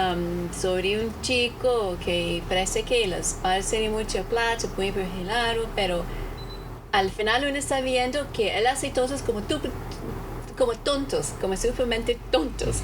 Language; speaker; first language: Spanish; non-native, fluent; English